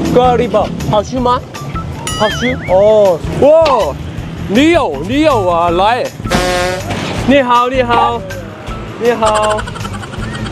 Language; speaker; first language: Chinese; non-native, learner; Thai